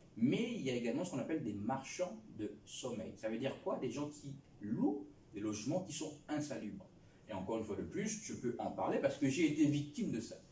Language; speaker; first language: French; non-native, local second language; Lingala